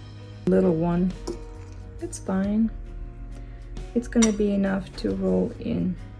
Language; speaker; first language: English; non-native, fluent; Russian